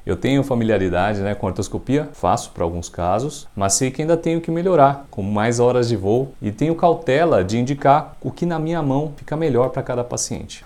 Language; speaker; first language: Portuguese; native; Portuguese